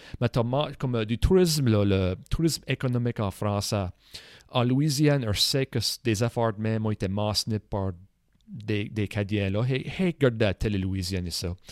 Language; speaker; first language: French; non-native, local second language; English